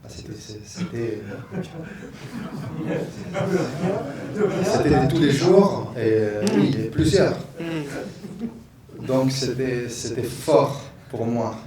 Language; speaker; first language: French; non-native, fluent; Spanish